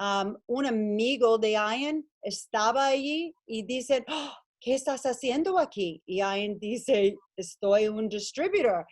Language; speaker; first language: Spanish; non-native, learner; English